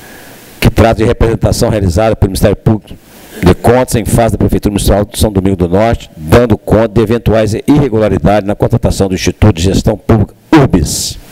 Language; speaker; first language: Portuguese; native; Portuguese